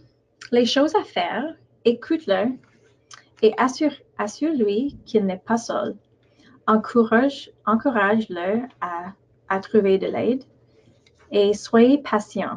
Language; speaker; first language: French; non-native, local second language; English